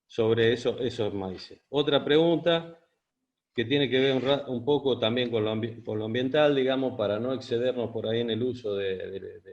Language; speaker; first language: Spanish; native; Spanish